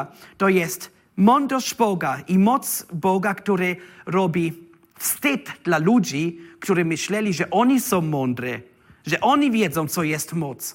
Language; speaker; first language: Polish; non-native, learner; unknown